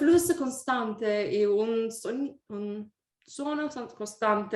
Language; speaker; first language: Italian; non-native, learner; English